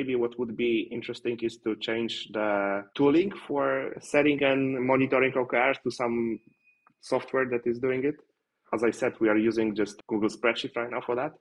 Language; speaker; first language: English; non-native, fluent; Polish